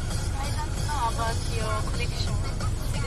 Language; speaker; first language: English; non-native, learner; Japanese